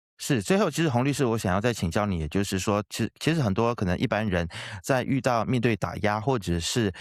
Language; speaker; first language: Chinese; native; Chinese